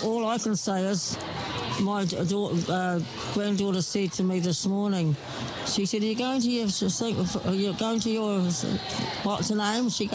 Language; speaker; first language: English; native; English